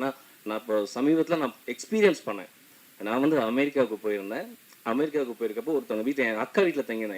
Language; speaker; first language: Tamil; native; Tamil